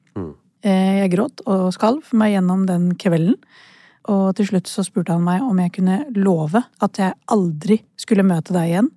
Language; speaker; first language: Norwegian; early bilingual, other home language; Urdu